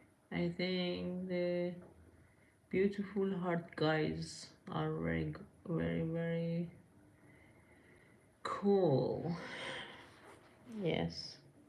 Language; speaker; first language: English; non-native, learner; Persian